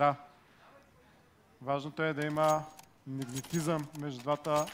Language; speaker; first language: Bulgarian; native; Bulgarian